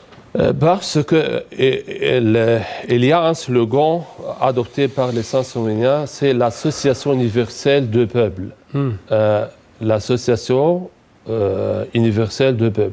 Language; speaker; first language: French; non-native, fluent; Arabic